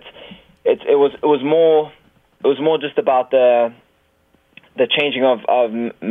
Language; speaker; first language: English; native; English